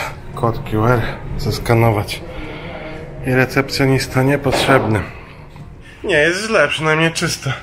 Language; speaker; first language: Polish; native; Polish